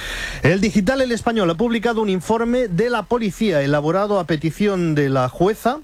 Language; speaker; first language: Spanish; native; Spanish